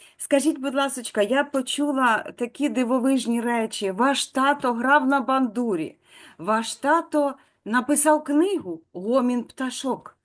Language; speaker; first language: Ukrainian; native; Ukrainian